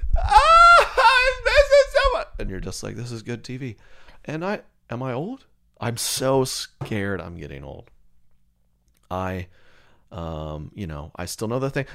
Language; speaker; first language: English; native; English